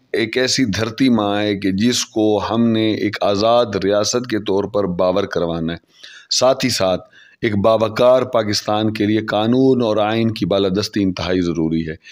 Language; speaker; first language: Urdu; non-native, local second language; Saraiki